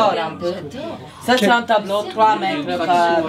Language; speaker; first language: French; non-native, fluent; Serbian